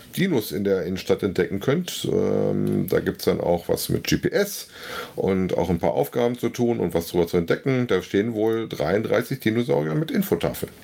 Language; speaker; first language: German; native; German